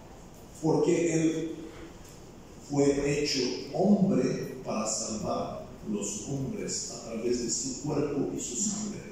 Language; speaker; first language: Spanish; non-native, fluent; Bulgarian